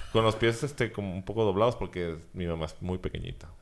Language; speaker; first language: Spanish; native; Spanish